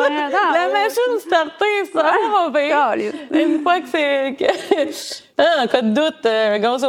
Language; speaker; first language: French; native; French